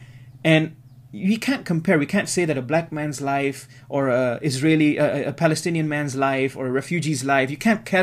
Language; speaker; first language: English; native; English